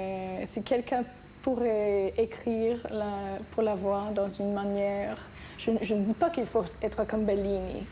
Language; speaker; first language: French; non-native, fluent; English